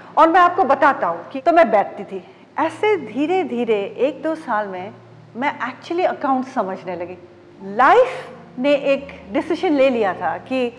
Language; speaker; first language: Hindi; non-native, local second language; Odia